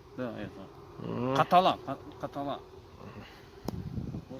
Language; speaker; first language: Russian; non-native, learner; Tajik